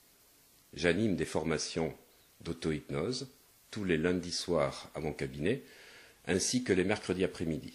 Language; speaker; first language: French; native; French